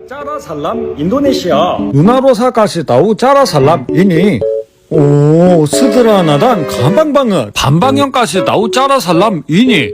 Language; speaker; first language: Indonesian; non-native, learner; Korean